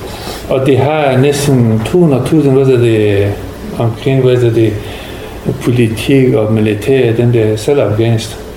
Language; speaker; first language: Danish; non-native, learner; Persian